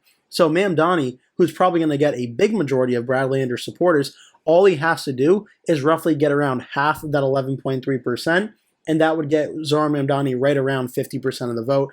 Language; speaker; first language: English; native; English